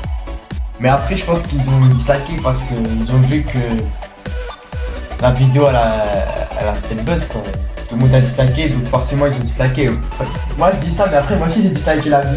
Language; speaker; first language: French; native; French